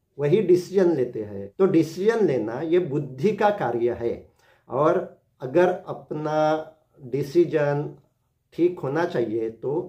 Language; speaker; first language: Hindi; non-native, local second language; Marathi